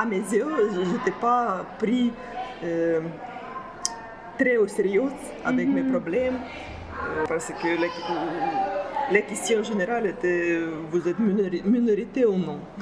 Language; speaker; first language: French; non-native, fluent; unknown